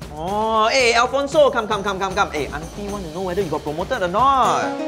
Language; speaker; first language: English; native; English